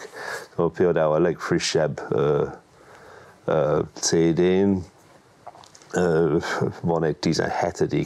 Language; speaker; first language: Hungarian; non-native, fluent; English